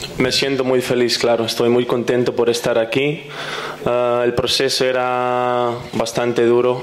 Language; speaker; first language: Spanish; early bilingual, other home language; Serbian